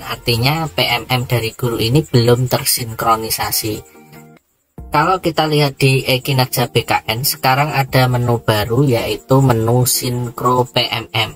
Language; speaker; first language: Indonesian; native; Indonesian